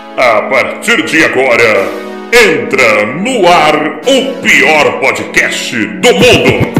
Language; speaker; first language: Portuguese; native; Portuguese